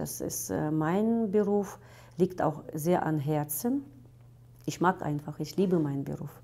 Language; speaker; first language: German; non-native, fluent; Russian